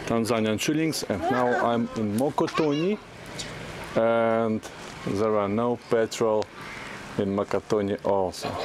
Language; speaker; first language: English; non-native, learner; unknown